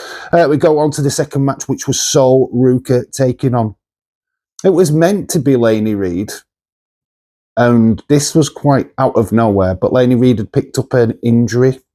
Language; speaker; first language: English; native; English